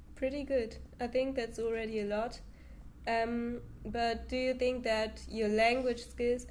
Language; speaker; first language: English; non-native, fluent; German